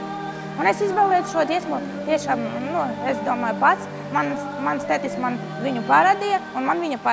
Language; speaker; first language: Latvian; non-native, local second language; Russian